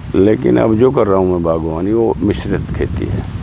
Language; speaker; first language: Hindi; native; Hindi